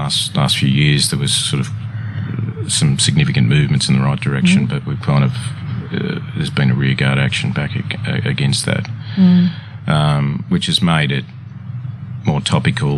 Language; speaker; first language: English; native; English